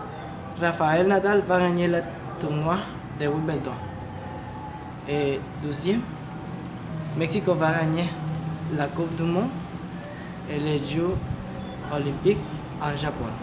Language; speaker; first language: French; non-native, learner; Spanish